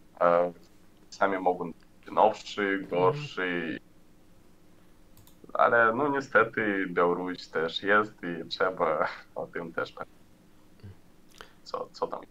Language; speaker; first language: Polish; non-native, learner; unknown